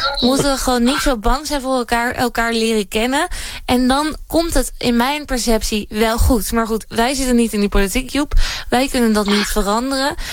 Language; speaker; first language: Dutch; native; Dutch